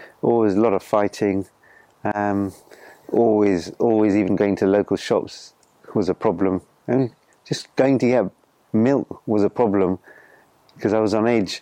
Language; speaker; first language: English; native; English